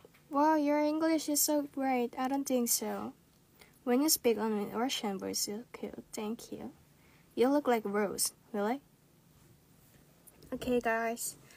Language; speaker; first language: English; non-native, learner; Korean